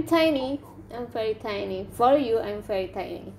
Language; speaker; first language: English; non-native, learner; Indonesian